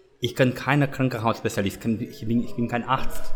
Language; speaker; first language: German; non-native, learner; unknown